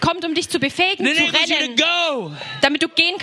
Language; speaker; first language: German; native; German